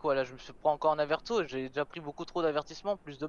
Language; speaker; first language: French; native; French